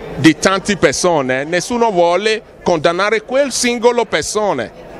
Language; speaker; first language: Italian; non-native, fluent; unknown